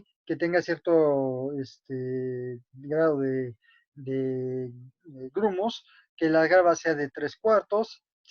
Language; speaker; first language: Spanish; native; Spanish